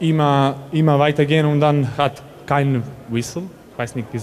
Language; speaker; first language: German; non-native, learner; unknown